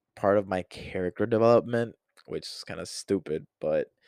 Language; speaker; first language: English; non-native, fluent; Spanish